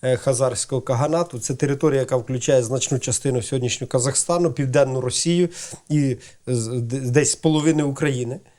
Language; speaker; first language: Ukrainian; native; Ukrainian